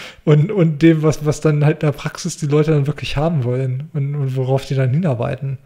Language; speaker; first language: German; native; German